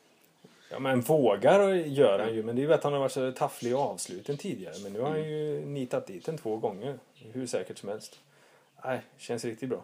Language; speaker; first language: Swedish; native; Swedish